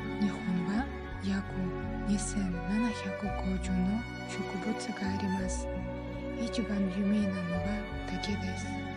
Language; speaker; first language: Japanese; non-native, learner; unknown